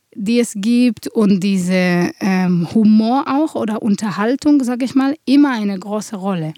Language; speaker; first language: German; non-native, fluent; Hebrew